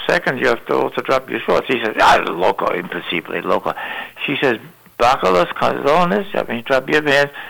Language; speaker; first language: English; native; English